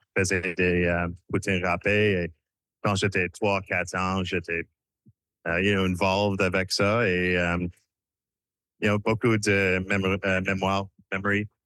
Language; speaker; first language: French; non-native, local second language; English